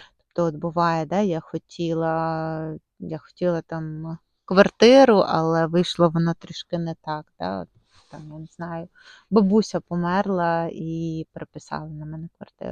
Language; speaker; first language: Ukrainian; non-native, local second language; Russian